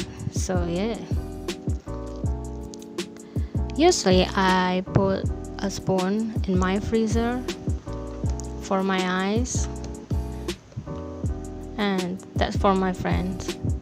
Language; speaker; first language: English; non-native, learner; Indonesian